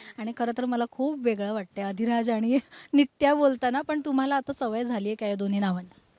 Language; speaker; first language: Marathi; native; Marathi